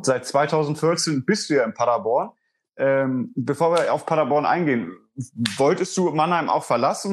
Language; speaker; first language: German; native; German